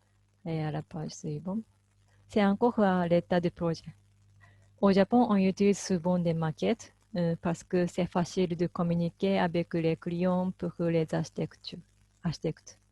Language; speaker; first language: French; non-native, fluent; Japanese